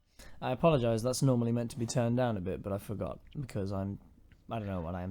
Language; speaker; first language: English; native; English